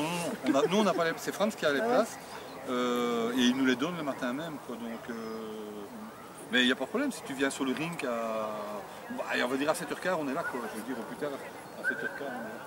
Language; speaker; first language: French; native; French